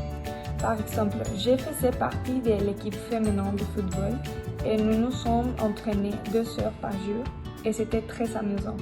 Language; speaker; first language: French; non-native, learner; Spanish